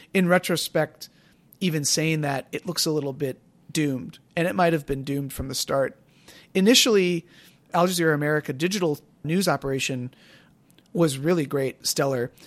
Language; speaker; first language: English; native; English